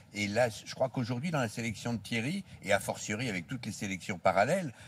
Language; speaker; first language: French; native; French